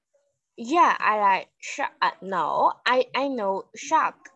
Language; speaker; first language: English; non-native, learner; Vietnamese